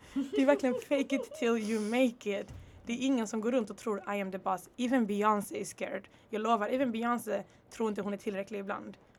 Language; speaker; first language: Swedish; early bilingual, other home language; Kinyarwanda